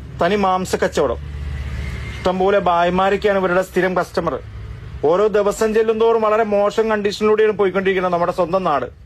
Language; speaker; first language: Malayalam; native; Malayalam